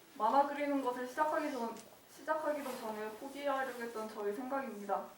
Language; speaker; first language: Korean; native; Korean